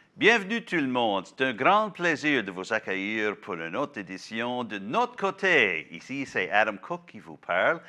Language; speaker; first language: French; non-native, local second language; English